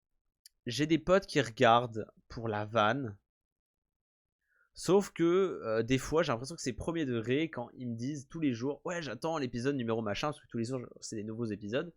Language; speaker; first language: French; native; French